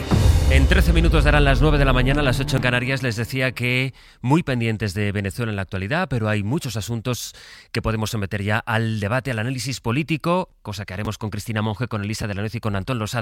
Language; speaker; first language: Spanish; native; Spanish